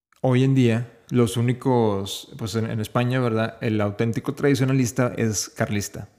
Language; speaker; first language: Spanish; native; Spanish